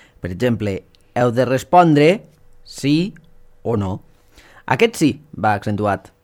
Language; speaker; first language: Catalan; native; Catalan